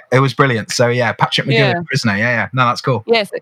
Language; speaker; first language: English; native; English